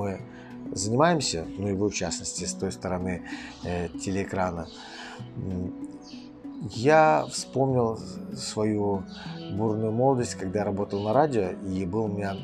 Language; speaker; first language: Russian; native; Russian